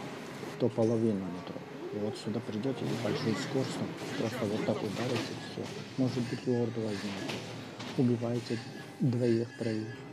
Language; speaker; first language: Russian; non-native, local second language; Uzbek